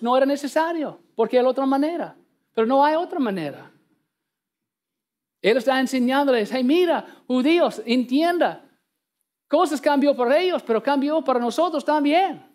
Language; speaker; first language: Spanish; non-native, learner; English